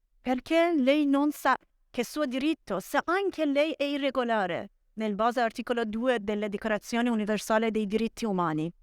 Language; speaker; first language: Italian; non-native, fluent; Persian